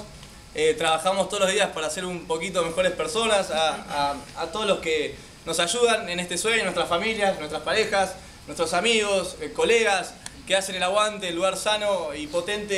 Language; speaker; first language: Spanish; native; Spanish